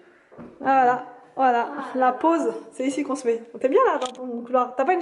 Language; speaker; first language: French; native; French